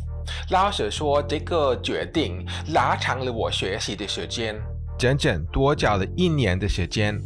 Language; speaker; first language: Chinese; non-native, fluent; English